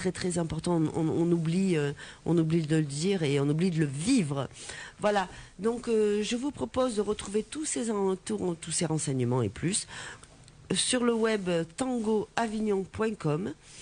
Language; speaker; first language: French; native; French